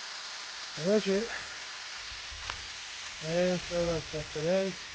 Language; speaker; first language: Russian; non-native, local second language; Chechen